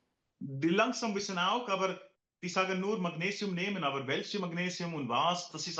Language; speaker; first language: German; non-native, fluent; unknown